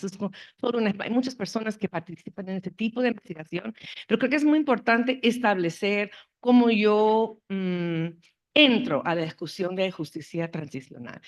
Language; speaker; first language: Spanish; non-native, fluent; English